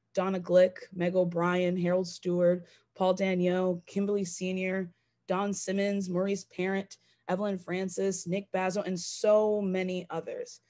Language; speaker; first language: English; native; English